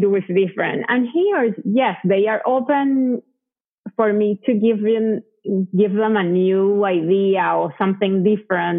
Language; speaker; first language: English; non-native, fluent; Spanish